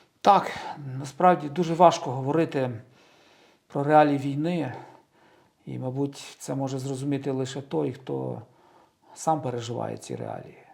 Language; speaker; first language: Ukrainian; native; Ukrainian